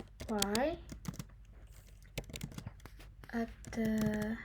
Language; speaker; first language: English; non-native, learner; Indonesian